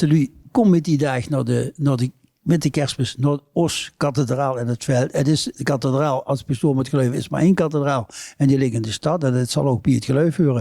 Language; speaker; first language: Dutch; native; Dutch